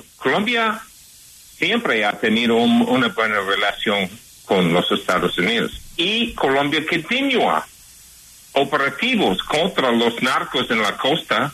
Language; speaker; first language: Spanish; non-native, fluent; English